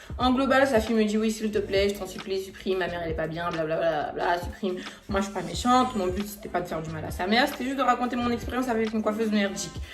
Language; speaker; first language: French; native; French